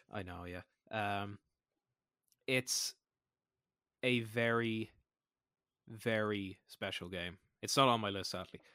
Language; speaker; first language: English; native; English